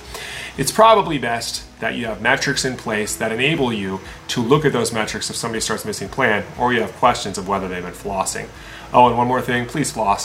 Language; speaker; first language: English; native; English